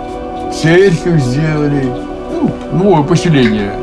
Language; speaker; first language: Russian; native; Russian